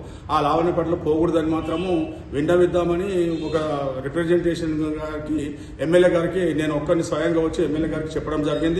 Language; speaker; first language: Telugu; native; Telugu